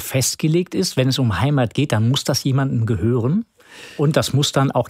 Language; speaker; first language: German; native; German